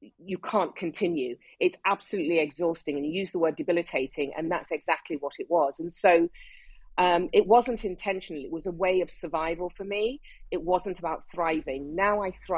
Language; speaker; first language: English; non-native, local second language; Yoruba